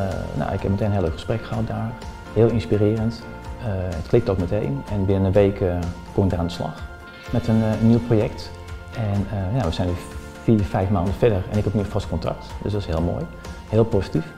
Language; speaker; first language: Dutch; native; Dutch